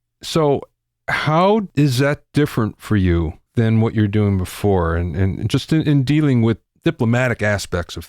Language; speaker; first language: English; native; English